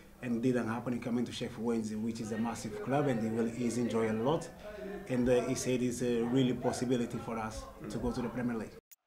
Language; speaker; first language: English; non-native, fluent; Portuguese